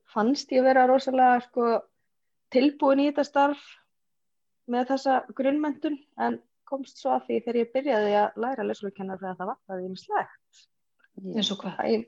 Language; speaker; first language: Icelandic; native; Icelandic